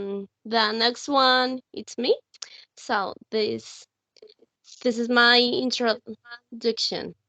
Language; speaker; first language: English; non-native, learner; Spanish